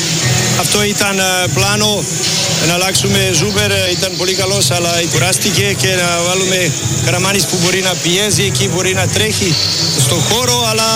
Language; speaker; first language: Greek; non-native, learner; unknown